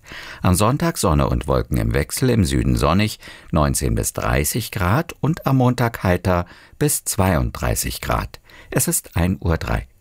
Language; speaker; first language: German; native; German